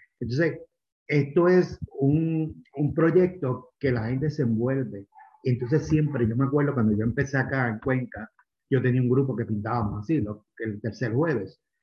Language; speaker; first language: Spanish; native; Spanish